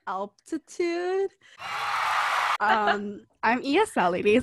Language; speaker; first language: English; early bilingual, other home language; Cantonese